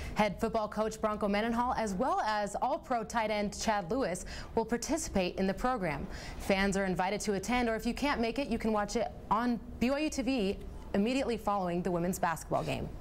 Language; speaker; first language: English; native; English